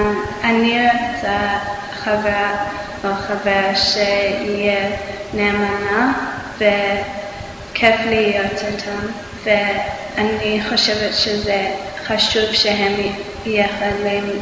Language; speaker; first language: Hebrew; non-native, learner; English